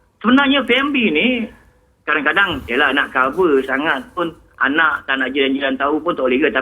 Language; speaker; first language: Malay; native; Malay